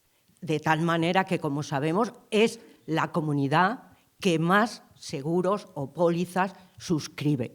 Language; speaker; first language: Spanish; native; Spanish